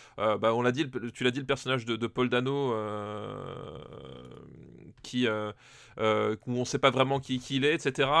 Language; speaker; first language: French; native; French